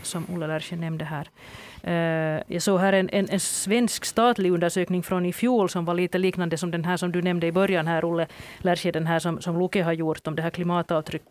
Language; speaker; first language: Swedish; native; Swedish